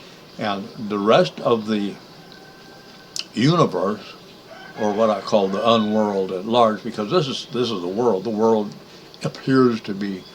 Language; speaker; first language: English; native; English